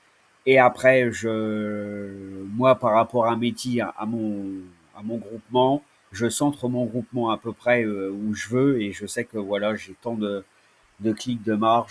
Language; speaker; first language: French; native; French